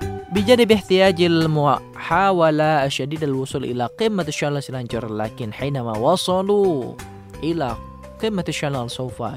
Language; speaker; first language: Arabic; non-native, fluent; Indonesian